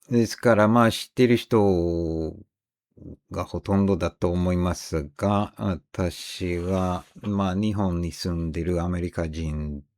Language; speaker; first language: Japanese; non-native, fluent; English